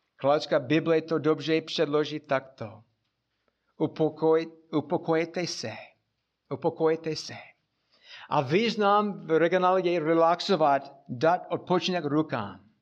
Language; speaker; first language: Czech; non-native, fluent; English